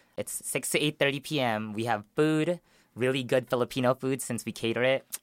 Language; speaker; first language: English; early bilingual, other home language; Filipino